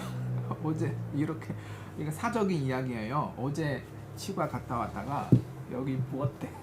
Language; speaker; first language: Korean; non-native, fluent; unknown